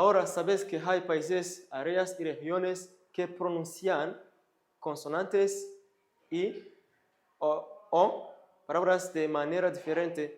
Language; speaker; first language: Spanish; non-native, fluent; Kinyarwanda